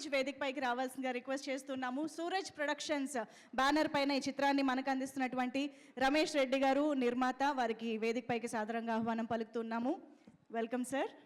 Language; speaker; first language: Telugu; native; Telugu